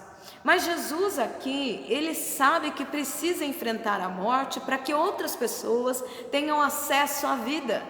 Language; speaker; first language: Portuguese; native; Portuguese